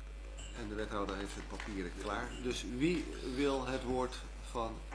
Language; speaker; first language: Dutch; native; Dutch